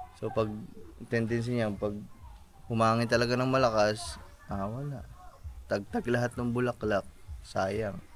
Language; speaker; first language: Filipino; native; Filipino